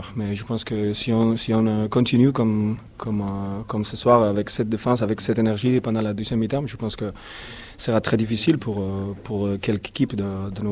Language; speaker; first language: French; non-native, fluent; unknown